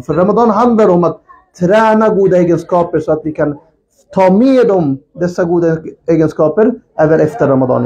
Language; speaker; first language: Swedish; non-native, local second language; Urdu